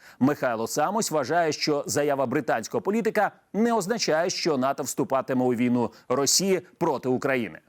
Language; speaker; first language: Ukrainian; native; Ukrainian